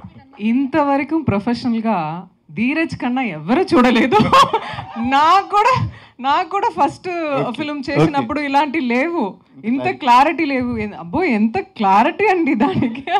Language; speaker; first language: Telugu; non-native, local second language; Tamil